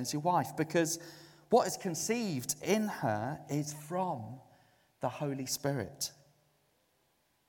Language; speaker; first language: English; native; English